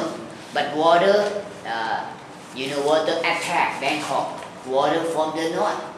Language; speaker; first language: English; non-native, learner; Thai